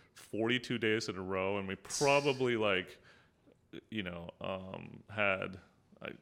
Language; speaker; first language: English; early bilingual, other home language; Hindi